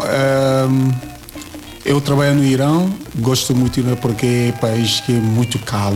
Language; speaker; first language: Portuguese; non-native, learner; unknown